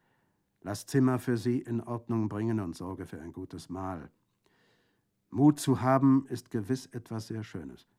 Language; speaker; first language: German; native; German